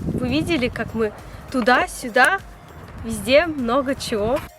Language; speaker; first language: Russian; early bilingual, heritage; Russian